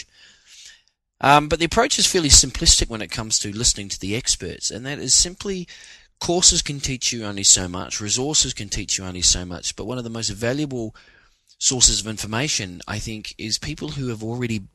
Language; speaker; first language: English; native; English